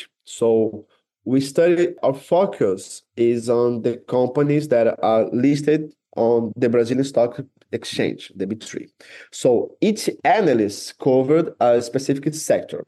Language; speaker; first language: English; non-native, fluent; Portuguese